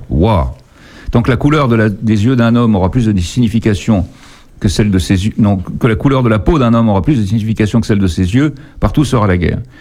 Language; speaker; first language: French; native; French